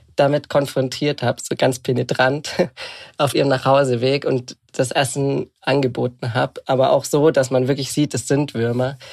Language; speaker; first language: German; native; German